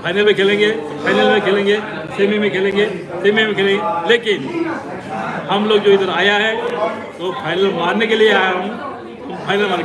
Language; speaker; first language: Hindi; non-native, local second language; Marathi